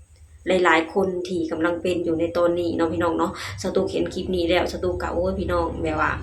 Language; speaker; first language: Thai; non-native, local second language; Lao